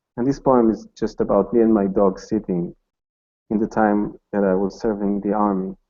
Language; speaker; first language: English; non-native, fluent; Hebrew